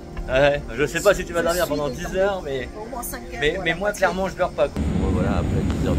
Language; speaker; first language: French; native; French